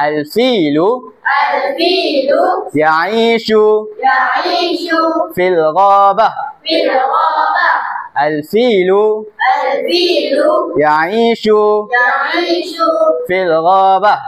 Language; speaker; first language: Arabic; non-native, learner; Malay